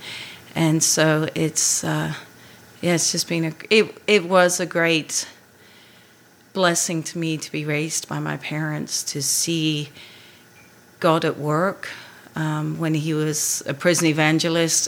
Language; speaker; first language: English; native; English